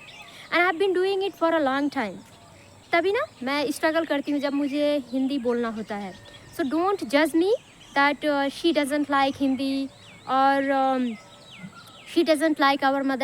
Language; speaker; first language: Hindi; non-native, local second language; Bhojpuri